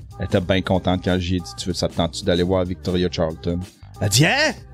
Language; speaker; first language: French; native; French